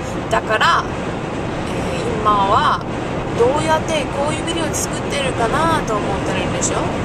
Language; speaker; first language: Japanese; non-native, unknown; English